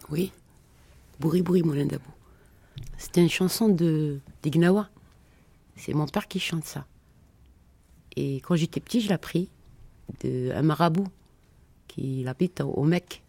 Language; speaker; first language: French; non-native, learner; Arabic